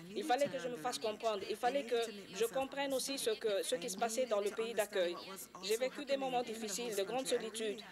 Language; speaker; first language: French; non-native, local second language; Swahili